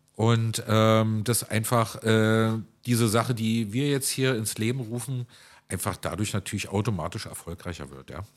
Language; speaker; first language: German; native; German